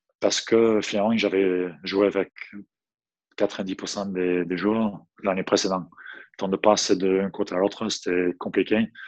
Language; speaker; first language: French; non-native, fluent; English